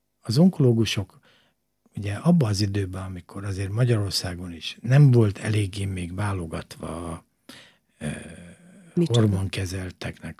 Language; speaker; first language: Hungarian; native; Hungarian